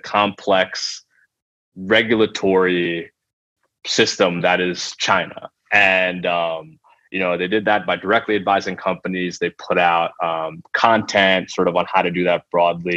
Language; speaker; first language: English; early bilingual, other home language; Telugu